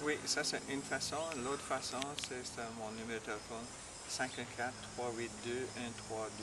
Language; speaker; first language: French; non-native, learner; English